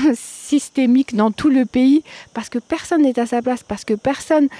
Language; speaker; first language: French; non-native, local second language; Arabic